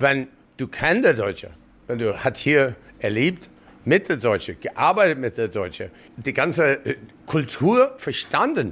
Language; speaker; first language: German; non-native, fluent; English